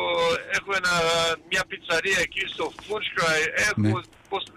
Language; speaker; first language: Greek; early bilingual, heritage; Greek